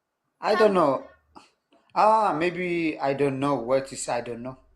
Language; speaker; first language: English; non-native, learner; Tigrinya